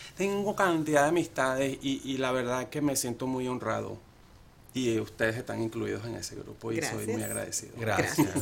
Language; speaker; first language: Spanish; native; Spanish